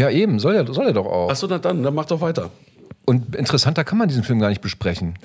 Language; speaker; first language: German; native; German